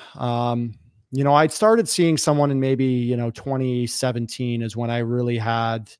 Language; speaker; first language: English; native; English